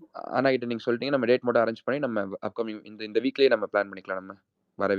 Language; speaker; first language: Tamil; native; Tamil